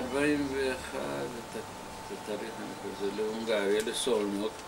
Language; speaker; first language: Hebrew; non-native, fluent; Hungarian